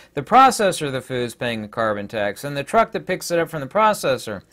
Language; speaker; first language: English; native; English